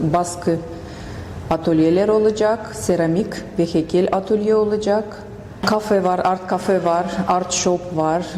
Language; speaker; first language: Turkish; non-native, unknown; Russian